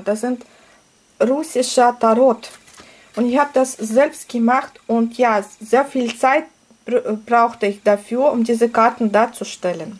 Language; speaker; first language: German; non-native, fluent; Russian